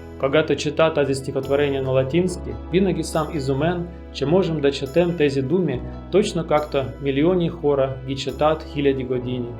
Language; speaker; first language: Bulgarian; non-native, fluent; Russian